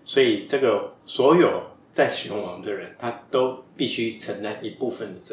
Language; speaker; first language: Chinese; native; Chinese